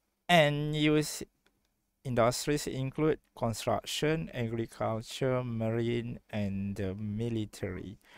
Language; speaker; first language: English; non-native, local second language; Malay